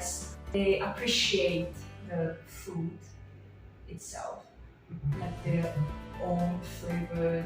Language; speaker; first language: English; non-native, fluent; Portuguese